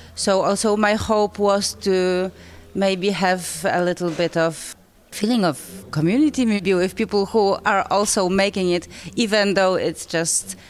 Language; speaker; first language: English; non-native, fluent; Polish